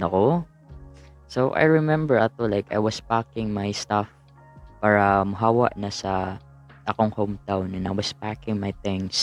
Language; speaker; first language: English; non-native, local second language; Cebuano